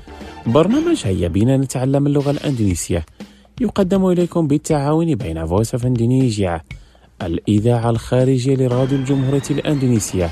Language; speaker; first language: Arabic; non-native, fluent; Indonesian